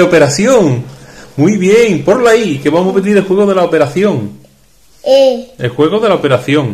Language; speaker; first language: Spanish; native; Spanish